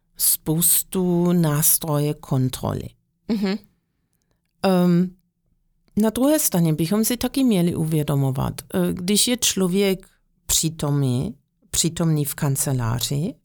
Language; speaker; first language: Czech; non-native, fluent; German